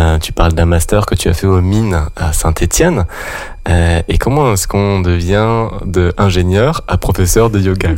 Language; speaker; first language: French; native; French